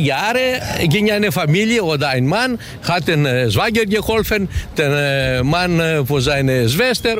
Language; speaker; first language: German; non-native, learner; Greek